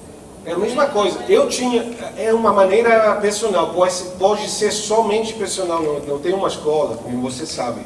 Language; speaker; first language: Portuguese; non-native, fluent; Italian